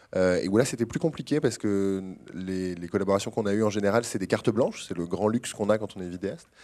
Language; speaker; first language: French; native; French